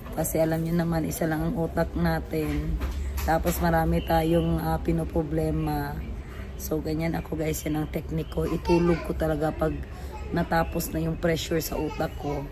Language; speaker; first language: Filipino; non-native, local second language; Cebuano